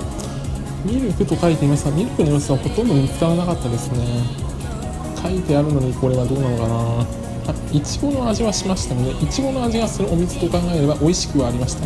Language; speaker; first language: Japanese; native; Japanese